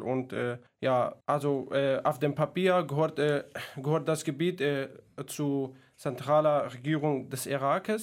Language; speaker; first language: German; non-native, fluent; Kurdish